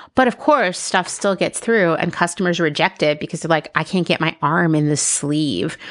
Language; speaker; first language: English; native; English